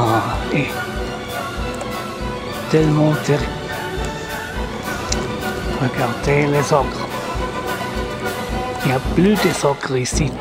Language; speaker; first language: French; non-native, learner; English